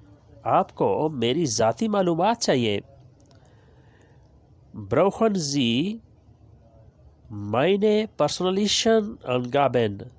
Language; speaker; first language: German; non-native, learner; Urdu